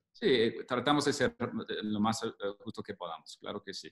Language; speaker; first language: Spanish; non-native, fluent; English